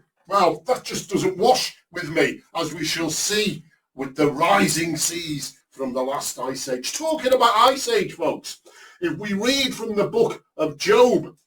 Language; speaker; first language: English; native; English